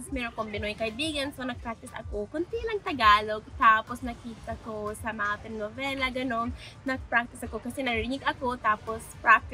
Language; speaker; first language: Filipino; non-native, learner; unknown